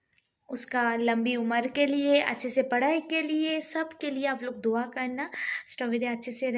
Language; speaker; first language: Hindi; non-native, local second language; Bangla